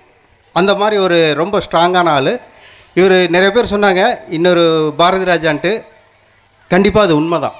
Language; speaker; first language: Tamil; native; Tamil